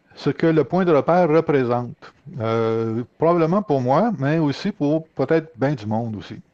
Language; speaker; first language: French; native; French